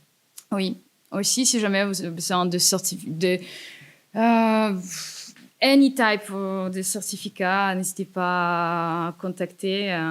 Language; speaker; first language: French; non-native, fluent; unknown